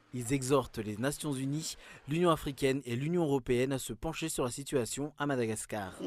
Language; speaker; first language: French; non-native, local second language; Malagasy